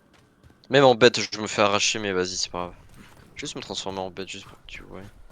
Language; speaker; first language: French; native; French